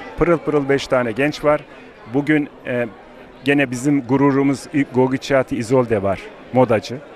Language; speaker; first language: Turkish; non-native, fluent; Ossetic